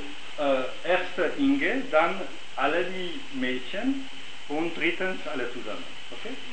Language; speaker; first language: German; native; German